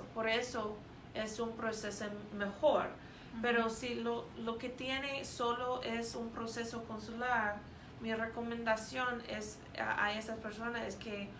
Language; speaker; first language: Spanish; non-native, fluent; English